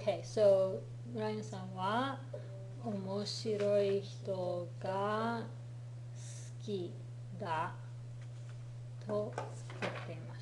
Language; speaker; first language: Japanese; non-native, fluent; English